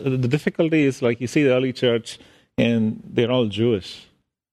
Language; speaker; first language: English; non-native, local second language; Tamil